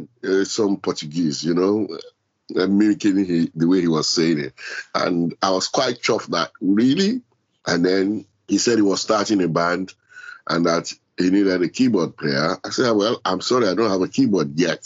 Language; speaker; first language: English; non-native, local second language; Yoruba